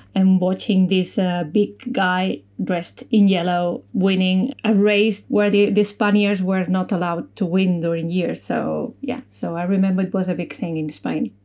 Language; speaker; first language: English; non-native, fluent; Spanish